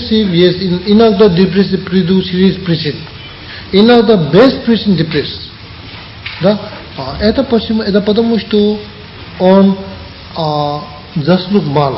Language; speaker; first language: Russian; non-native, learner; Tibetan